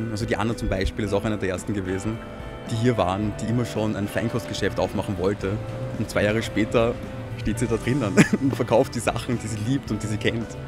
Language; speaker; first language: German; native; German